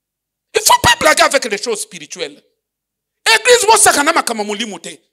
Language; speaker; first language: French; non-native, local second language; Lingala